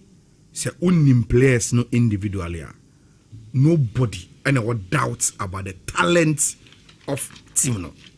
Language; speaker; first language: English; non-native, local second language; Akan